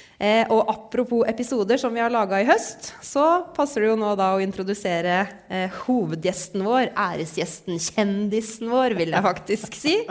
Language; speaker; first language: Norwegian; native; Norwegian